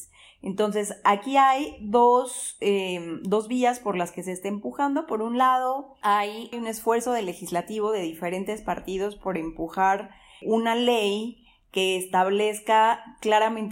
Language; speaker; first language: Spanish; native; Spanish